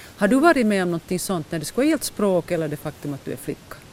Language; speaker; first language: Swedish; native; Swedish